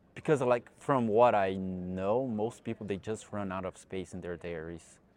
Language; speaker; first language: English; non-native, fluent; Portuguese